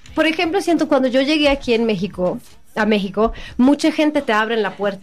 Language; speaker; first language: Spanish; non-native, fluent; Swedish